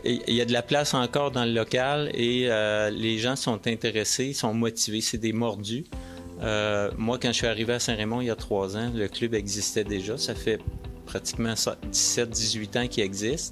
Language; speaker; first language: French; native; French